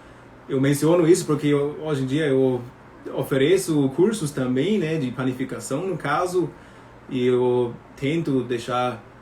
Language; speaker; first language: Portuguese; non-native, fluent; German